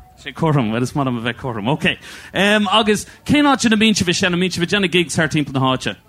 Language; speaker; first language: Irish; non-native, local second language; English